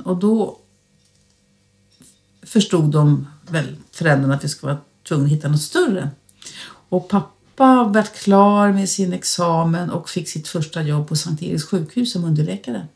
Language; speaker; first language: Swedish; native; Swedish